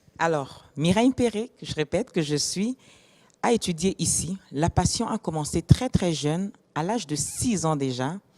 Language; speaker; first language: French; non-native, local second language; Lingala